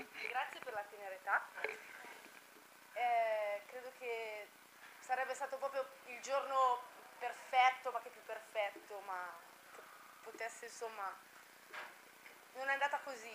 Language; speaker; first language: Italian; native; Italian